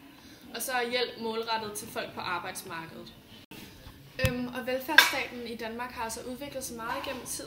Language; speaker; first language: Danish; native; Danish